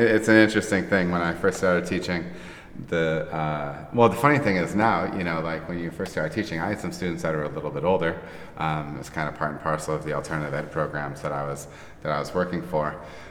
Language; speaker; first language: English; native; English